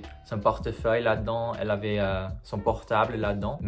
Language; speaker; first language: French; non-native, fluent; English